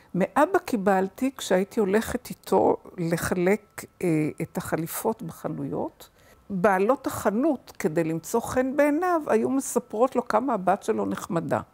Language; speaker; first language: Hebrew; early bilingual, other home language; German